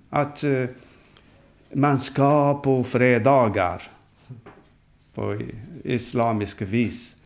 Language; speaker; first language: Swedish; non-native, fluent; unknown